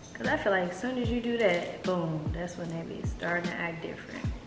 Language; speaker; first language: English; native; English